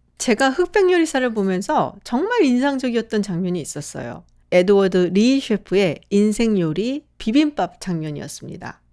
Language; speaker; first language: Korean; native; Korean